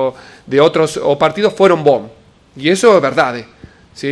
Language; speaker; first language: Portuguese; non-native, learner; Spanish